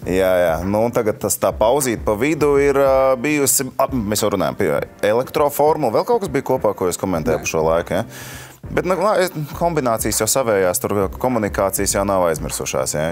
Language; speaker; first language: Latvian; native; Latvian